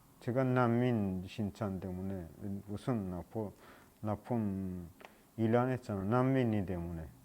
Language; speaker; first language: Korean; non-native, learner; Persian